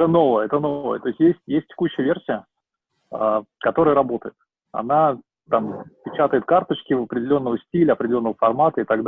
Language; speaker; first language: Russian; native; Russian